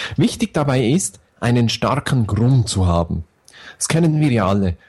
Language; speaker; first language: German; native; German